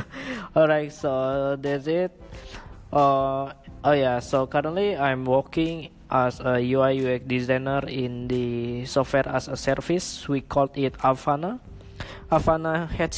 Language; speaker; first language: English; non-native, learner; Indonesian